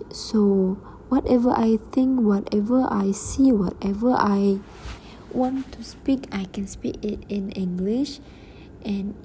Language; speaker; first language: English; non-native, learner; Malay